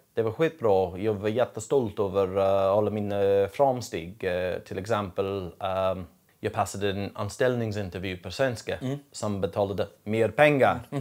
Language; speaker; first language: Swedish; non-native, learner; English